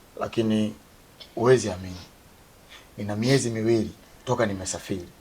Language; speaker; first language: Swahili; native; Swahili